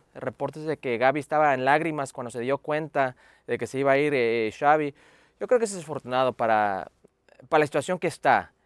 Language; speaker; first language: Spanish; early bilingual, heritage; Spanish